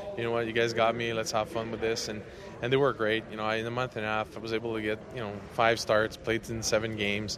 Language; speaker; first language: English; non-native, fluent; French